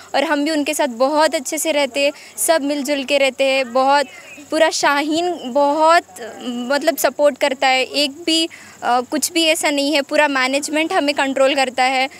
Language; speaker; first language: Hindi; non-native, local second language; Kannada